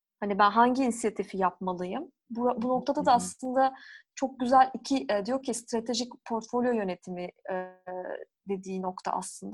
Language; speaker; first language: Turkish; native; Turkish